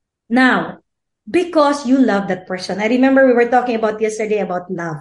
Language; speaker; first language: English; non-native, local second language; Filipino